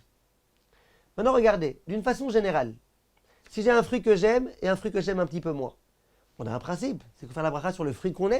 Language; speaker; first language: French; native; French